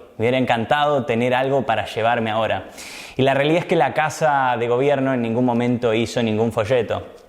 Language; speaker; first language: Spanish; native; Spanish